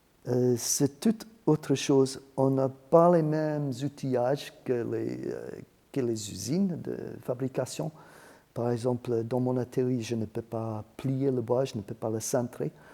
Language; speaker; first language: French; non-native, fluent; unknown